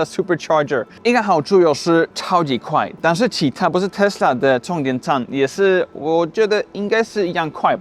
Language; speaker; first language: Chinese; non-native, fluent; Swedish